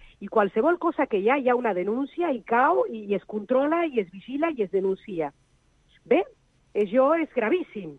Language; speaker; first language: Catalan; non-native, fluent; Spanish